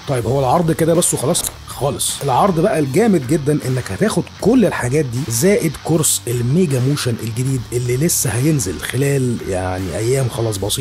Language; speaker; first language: Arabic; native; Arabic